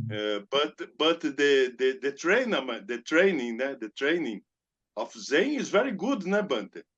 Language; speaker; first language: English; non-native, learner; Portuguese